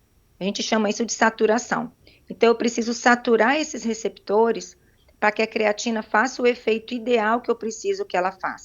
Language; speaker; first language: Portuguese; native; Portuguese